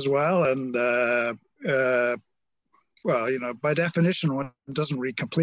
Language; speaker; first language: English; native; English